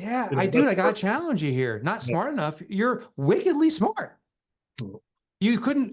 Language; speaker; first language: English; native; English